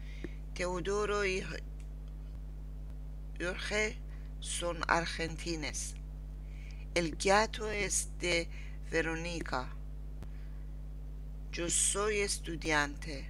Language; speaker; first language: Spanish; non-native, learner; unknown